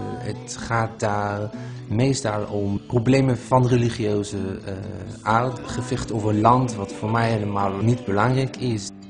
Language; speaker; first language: Dutch; non-native, fluent; Hebrew